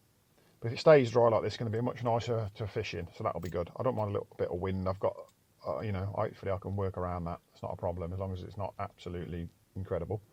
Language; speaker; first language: English; native; English